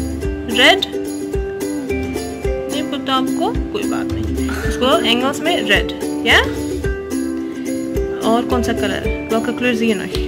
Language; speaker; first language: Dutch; non-native, fluent; Urdu